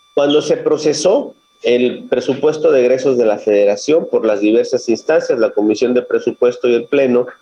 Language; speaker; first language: Spanish; native; Spanish